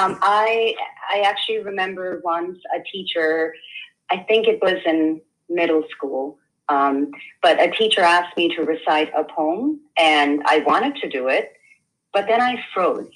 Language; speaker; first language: English; non-native, local second language; Hindi